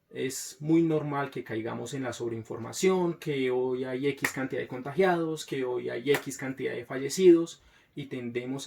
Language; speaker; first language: Spanish; native; Spanish